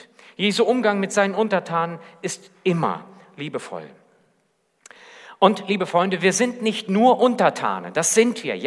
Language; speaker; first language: German; native; German